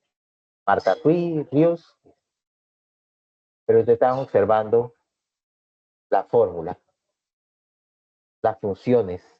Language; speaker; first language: Spanish; native; Spanish